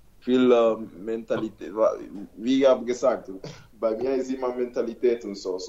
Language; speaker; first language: German; non-native, learner; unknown